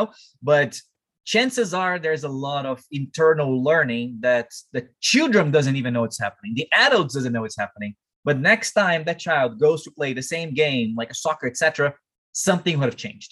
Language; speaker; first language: English; non-native, fluent; Portuguese